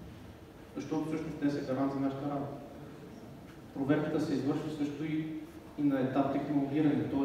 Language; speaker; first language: Bulgarian; native; Bulgarian